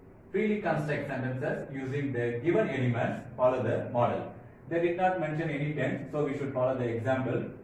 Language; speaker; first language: English; non-native, local second language; Tamil